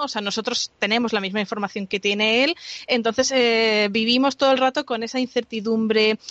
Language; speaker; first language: Spanish; native; Spanish